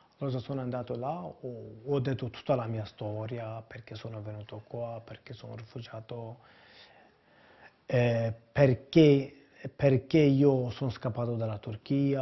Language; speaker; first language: Italian; non-native, fluent; Kurdish